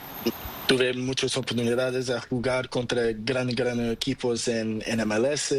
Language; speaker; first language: Spanish; non-native, learner; Portuguese